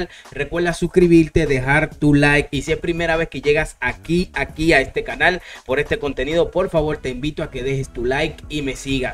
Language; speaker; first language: Spanish; native; Spanish